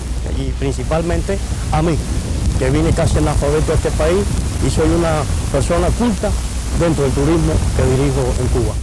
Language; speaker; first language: Spanish; native; Spanish